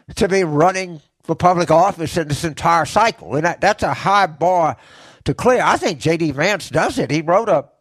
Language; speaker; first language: English; native; English